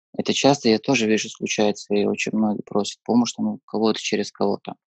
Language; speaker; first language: Russian; non-native, fluent; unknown